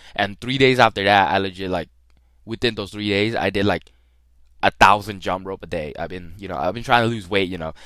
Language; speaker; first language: English; early bilingual, other home language; Thai